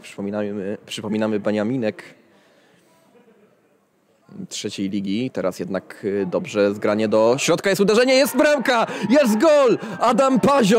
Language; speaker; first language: Polish; native; Polish